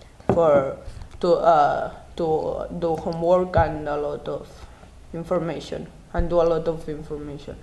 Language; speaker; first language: English; non-native, learner; Spanish